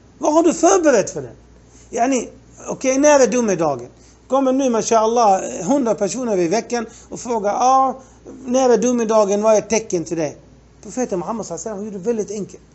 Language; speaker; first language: Swedish; non-native, fluent; Arabic